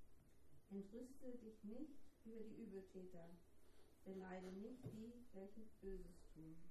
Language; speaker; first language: German; native; German